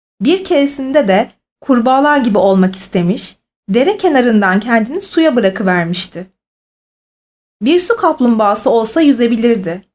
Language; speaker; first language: Turkish; native; Turkish